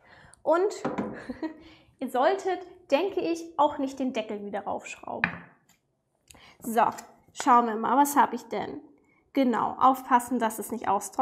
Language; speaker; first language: German; native; German